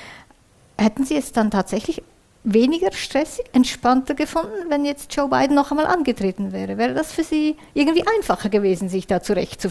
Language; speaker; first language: German; native; German